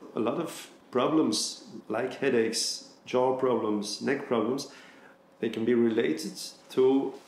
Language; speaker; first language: English; non-native, fluent; Dutch